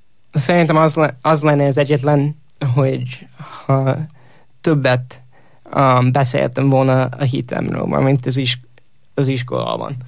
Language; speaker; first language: Hungarian; non-native, fluent; English